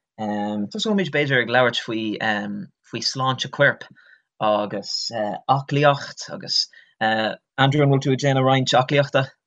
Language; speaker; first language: Irish; non-native, local second language; English